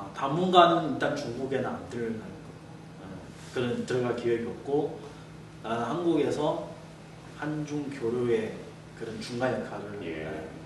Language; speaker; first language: Korean; non-native, fluent; Chinese